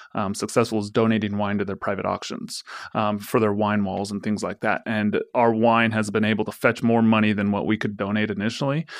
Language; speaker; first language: English; native; English